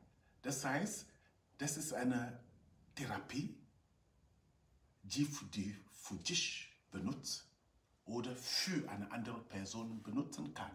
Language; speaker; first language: German; non-native, fluent; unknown